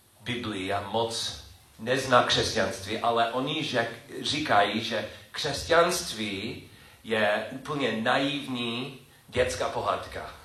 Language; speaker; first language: Czech; non-native, learner; English